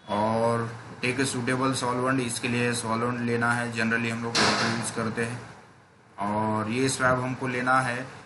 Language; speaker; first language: Hindi; non-native, local second language; Marathi